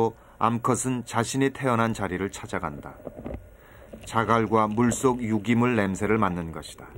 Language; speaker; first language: Korean; native; Korean